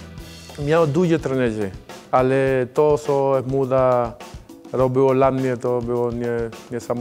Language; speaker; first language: Polish; non-native, fluent; Spanish